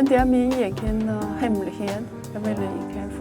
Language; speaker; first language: Norwegian; non-native, learner; Chinese